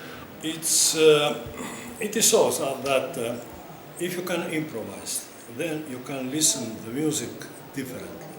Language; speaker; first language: English; non-native, fluent; Estonian